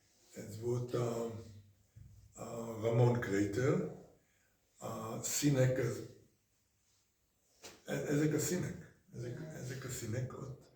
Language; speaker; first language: Hungarian; early bilingual, heritage; Hungarian